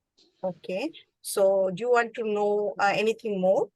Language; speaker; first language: English; non-native, learner; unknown